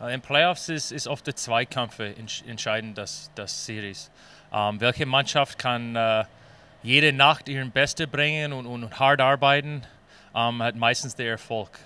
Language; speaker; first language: German; non-native, fluent; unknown